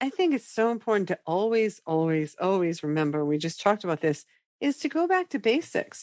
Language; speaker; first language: English; native; English